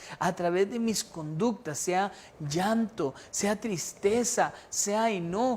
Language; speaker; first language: Spanish; native; Spanish